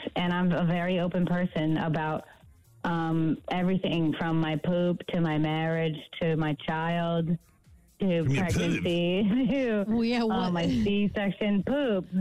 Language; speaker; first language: English; native; English